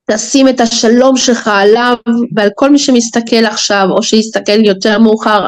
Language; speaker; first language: Hebrew; non-native, fluent; Spanish